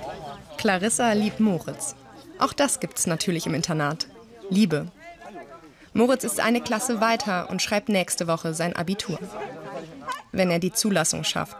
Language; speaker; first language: German; native; German